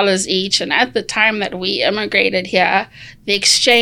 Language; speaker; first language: English; native; English